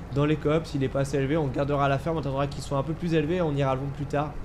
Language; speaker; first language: French; native; French